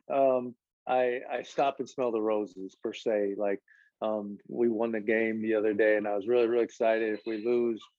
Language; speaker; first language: English; native; English